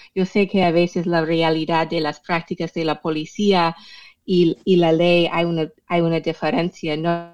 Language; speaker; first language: Spanish; non-native, fluent; English